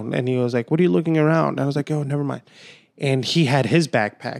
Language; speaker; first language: English; non-native, local second language; Urdu